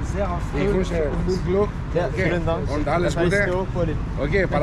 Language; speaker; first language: German; non-native, learner; Greek